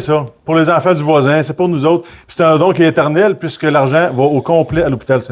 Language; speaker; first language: French; native; French